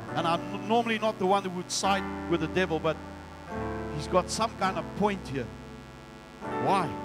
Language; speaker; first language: English; non-native, local second language; Afrikaans